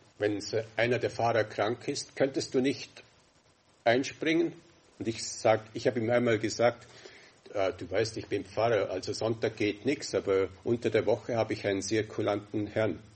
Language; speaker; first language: German; native; German